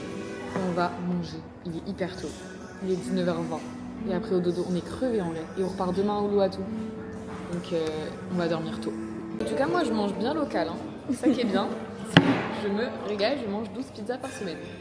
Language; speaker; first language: French; native; French